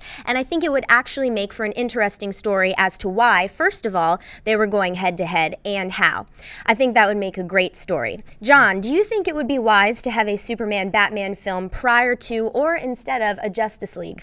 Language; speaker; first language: English; native; English